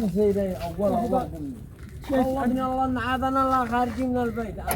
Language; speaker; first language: Arabic; native; Arabic